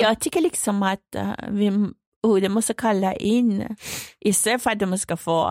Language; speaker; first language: Swedish; non-native, fluent; Persian